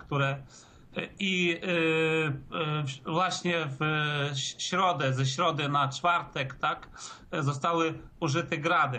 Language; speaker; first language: Polish; early bilingual, heritage; Polish